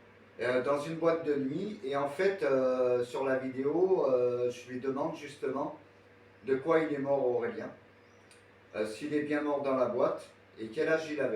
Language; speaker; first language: French; native; French